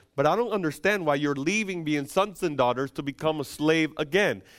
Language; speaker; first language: English; non-native, fluent; Spanish